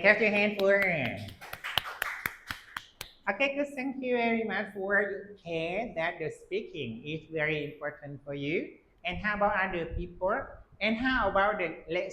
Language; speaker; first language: English; non-native, learner; Lao